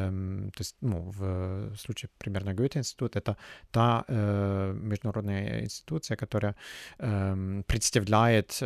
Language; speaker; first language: Russian; non-native, fluent; German